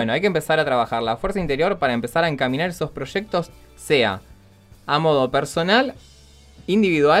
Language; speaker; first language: Spanish; native; Spanish